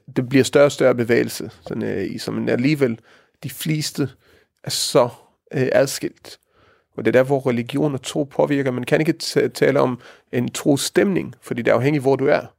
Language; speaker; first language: Danish; early bilingual, heritage; Danish